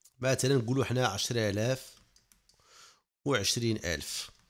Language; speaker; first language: Arabic; native; Arabic